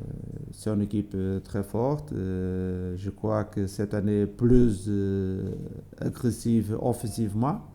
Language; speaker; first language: French; non-native, learner; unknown